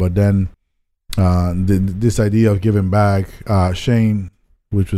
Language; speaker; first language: English; non-native, fluent; Spanish